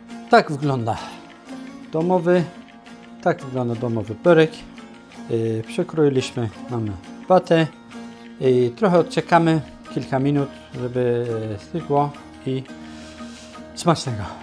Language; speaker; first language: Polish; non-native, fluent; Turkish